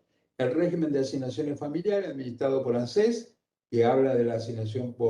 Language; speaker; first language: Spanish; native; Spanish